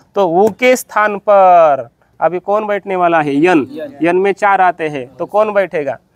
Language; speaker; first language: Hindi; non-native, local second language; Marathi